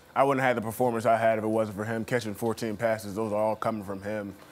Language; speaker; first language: English; native; English